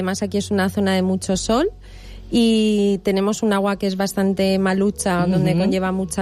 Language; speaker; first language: Spanish; native; Spanish